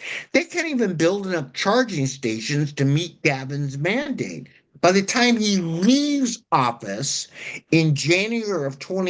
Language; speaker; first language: English; native; English